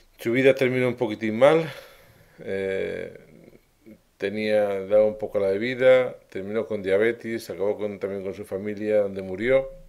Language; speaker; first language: Spanish; native; Spanish